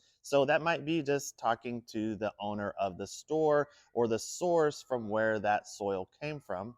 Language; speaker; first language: English; native; English